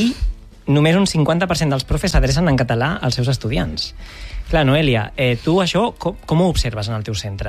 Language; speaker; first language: Catalan; native; Catalan